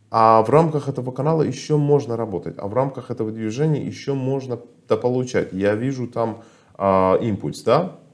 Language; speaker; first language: Russian; non-native, fluent; Persian